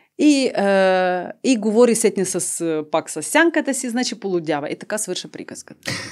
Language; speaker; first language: Bulgarian; early bilingual, heritage; Bulgarian